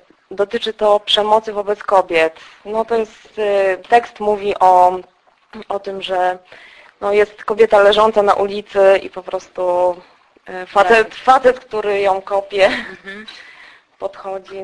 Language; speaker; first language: Polish; native; Polish